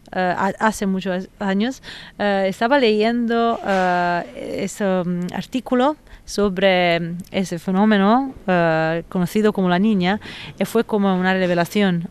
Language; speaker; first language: Spanish; non-native, fluent; Italian